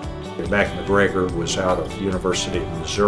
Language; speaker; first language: English; native; English